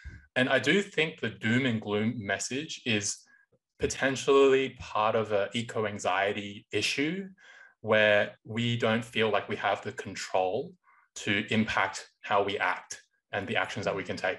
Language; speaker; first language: English; native; English